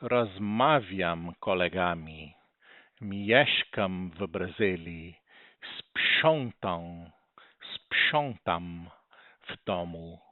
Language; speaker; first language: Polish; non-native, learner; Portuguese